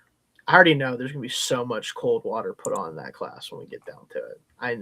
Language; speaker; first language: English; native; English